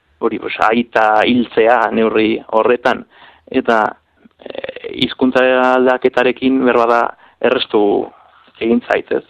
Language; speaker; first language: Basque; non-native, local second language; Spanish